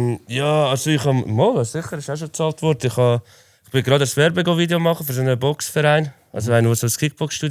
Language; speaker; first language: German; native; German